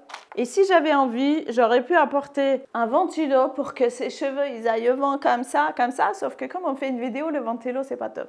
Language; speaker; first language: French; native; French